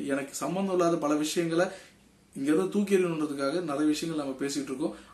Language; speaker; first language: Tamil; non-native, local second language; Telugu